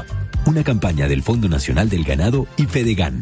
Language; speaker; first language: Spanish; native; Spanish